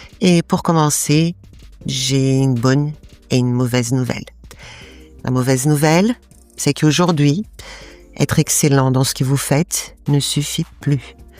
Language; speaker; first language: French; non-native, fluent; Portuguese